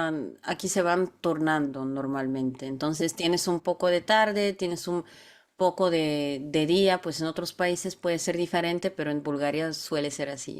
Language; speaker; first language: Spanish; non-native, fluent; Bulgarian